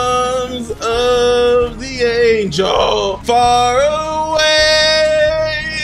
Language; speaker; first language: English; native; English